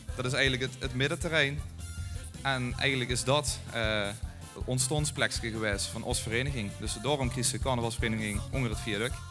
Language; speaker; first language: Dutch; native; Dutch